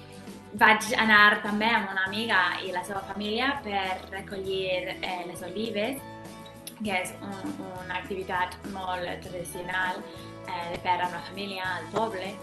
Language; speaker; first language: Catalan; non-native, fluent; English